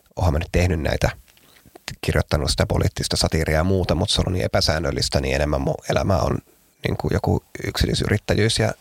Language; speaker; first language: Finnish; native; Finnish